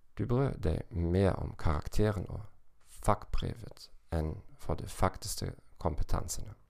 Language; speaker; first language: Norwegian; non-native, learner; German